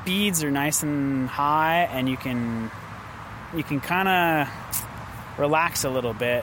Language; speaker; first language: English; native; English